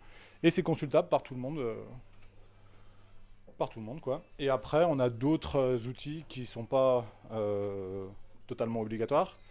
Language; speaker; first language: French; native; French